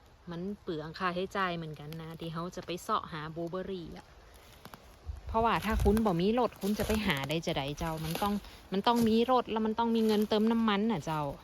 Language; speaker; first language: Thai; non-native, local second language; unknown